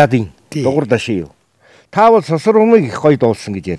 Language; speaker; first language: Mongolian; native; Mongolian